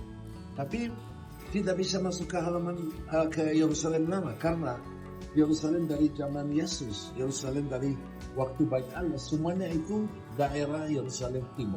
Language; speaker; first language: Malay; non-native, learner; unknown